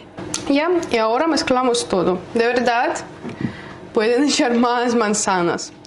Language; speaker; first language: Spanish; non-native, learner; Russian